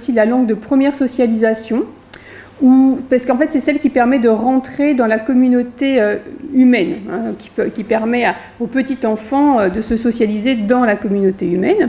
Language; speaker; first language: French; native; French